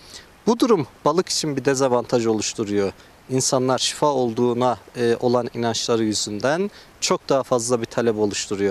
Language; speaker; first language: Turkish; native; Turkish